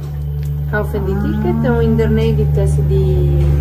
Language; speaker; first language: German; non-native, learner; Italian